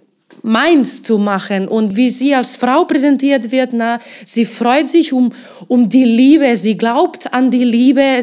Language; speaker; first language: German; non-native, fluent; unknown